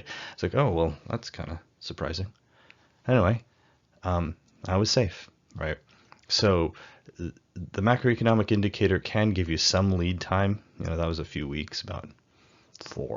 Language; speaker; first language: English; native; English